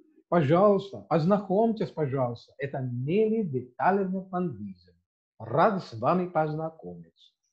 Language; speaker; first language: Russian; non-native, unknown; Filipino